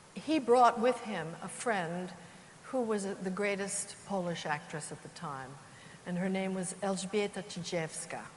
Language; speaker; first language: English; native; English